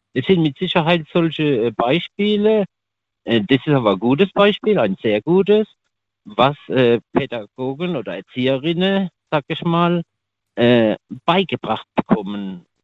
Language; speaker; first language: German; native; German